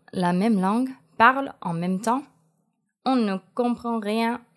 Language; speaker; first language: French; non-native, fluent; English